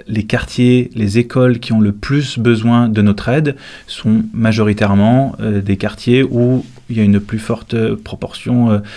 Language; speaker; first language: French; native; French